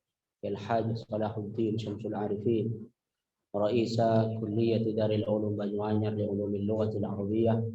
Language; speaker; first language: Arabic; non-native, fluent; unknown